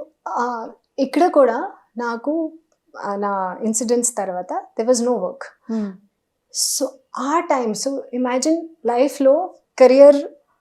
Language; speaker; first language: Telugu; non-native, local second language; Hindi